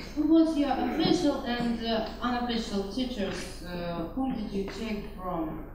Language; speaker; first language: English; non-native, learner; Russian